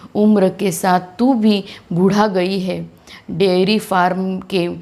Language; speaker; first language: Hindi; non-native, local second language; Marathi